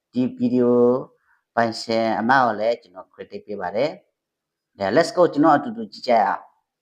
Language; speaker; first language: Burmese; native; Burmese